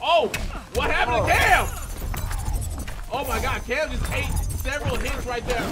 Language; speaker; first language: English; native; English